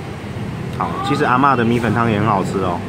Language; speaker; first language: Chinese; native; Chinese